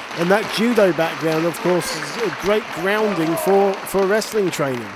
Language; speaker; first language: English; native; English